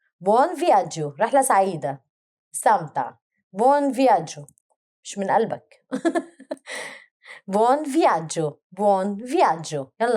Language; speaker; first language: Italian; non-native, learner; Arabic